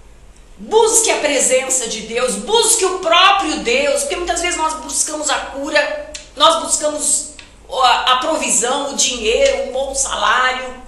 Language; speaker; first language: Portuguese; native; Portuguese